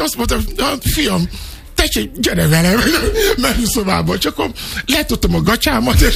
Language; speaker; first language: Hungarian; non-native, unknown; Yoruba